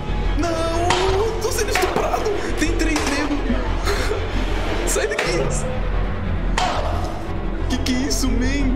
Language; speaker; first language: Portuguese; native; Portuguese